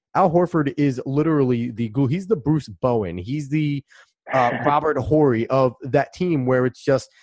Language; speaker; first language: English; native; English